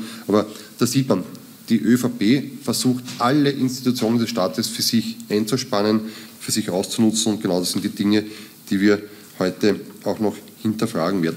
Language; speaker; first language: German; native; German